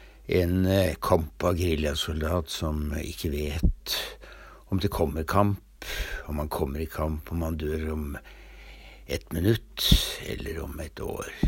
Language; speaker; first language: Norwegian; native; Norwegian